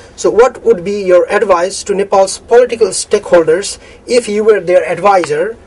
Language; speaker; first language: English; non-native, local second language; Nepali